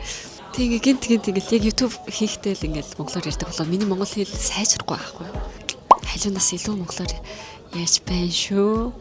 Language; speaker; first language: Mongolian; early bilingual, heritage; Korean